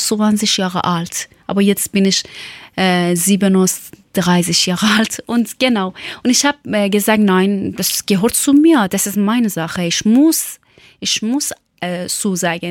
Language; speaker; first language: German; non-native, learner; Persian